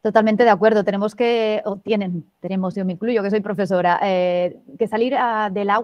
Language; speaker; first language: Spanish; non-native, local second language; Catalan